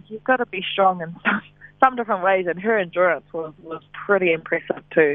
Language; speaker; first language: English; native; English